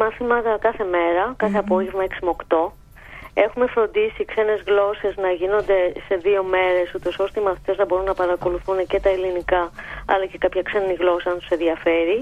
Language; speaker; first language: Greek; native; Greek